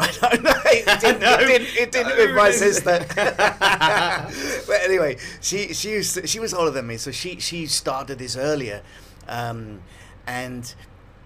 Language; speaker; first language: English; native; English